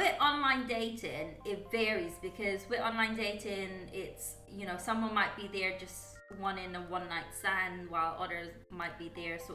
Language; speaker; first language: English; native; English